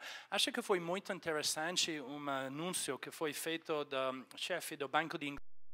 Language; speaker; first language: Portuguese; non-native, fluent; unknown